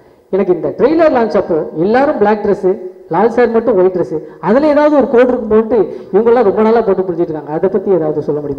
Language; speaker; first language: Tamil; native; Tamil